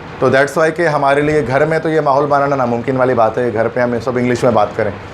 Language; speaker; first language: Urdu; native; Urdu